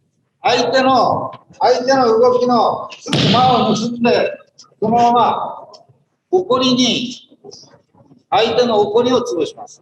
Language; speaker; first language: Japanese; native; Japanese